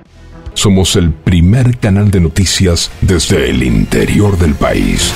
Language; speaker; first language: Spanish; native; Spanish